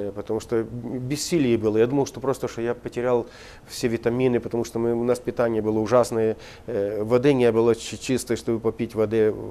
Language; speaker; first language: Russian; non-native, local second language; Ukrainian